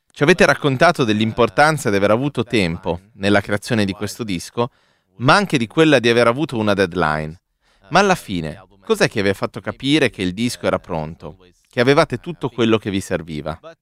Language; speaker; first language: Italian; native; Italian